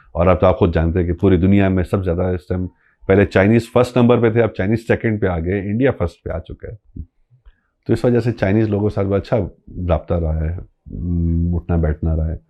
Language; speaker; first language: Urdu; non-native, local second language; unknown